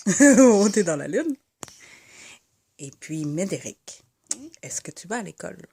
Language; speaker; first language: French; native; French